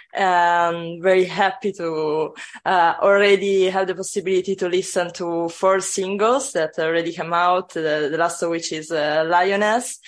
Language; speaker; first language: English; non-native, fluent; Italian